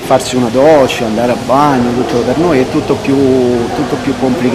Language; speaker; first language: Italian; native; Italian